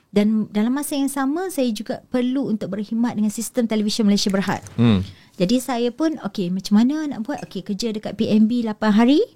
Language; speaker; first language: Malay; native; Malay